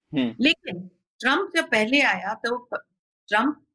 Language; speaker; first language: Hindi; non-native, local second language; Bangla